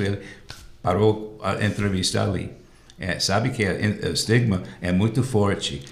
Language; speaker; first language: Portuguese; non-native, fluent; English